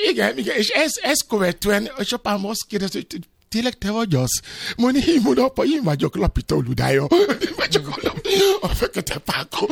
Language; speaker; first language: Hungarian; non-native, fluent; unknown